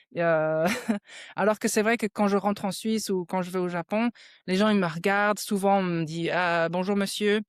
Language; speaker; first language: French; native; French